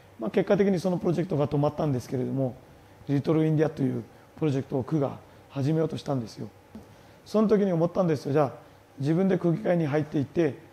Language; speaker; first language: Japanese; non-native, fluent; Marathi